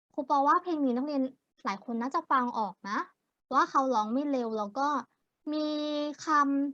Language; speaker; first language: Thai; native; Thai